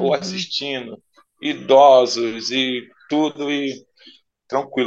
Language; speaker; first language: Portuguese; native; Portuguese